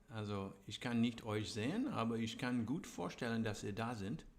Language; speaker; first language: German; non-native, learner; English